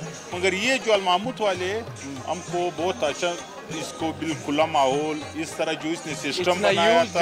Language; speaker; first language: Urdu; non-native, local second language; Pashto